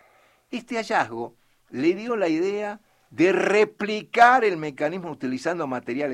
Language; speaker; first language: Spanish; native; Spanish